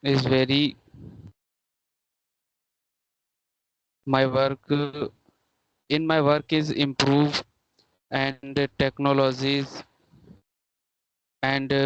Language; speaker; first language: English; non-native, learner; Hindi